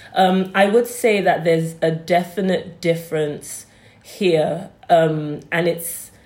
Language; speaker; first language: English; native; English